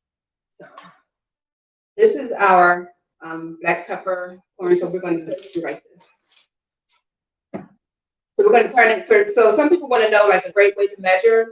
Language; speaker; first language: English; native; English